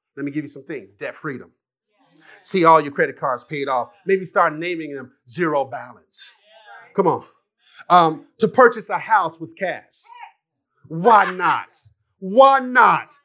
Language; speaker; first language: English; native; English